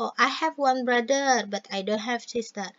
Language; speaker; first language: English; non-native, fluent; Indonesian